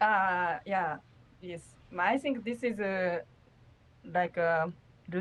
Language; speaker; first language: English; non-native, learner; Japanese